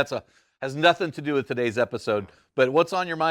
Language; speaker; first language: English; native; English